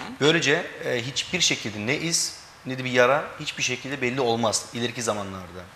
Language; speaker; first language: Turkish; early bilingual, heritage; Turkish